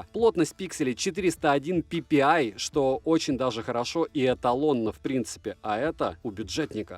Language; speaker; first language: Russian; native; Russian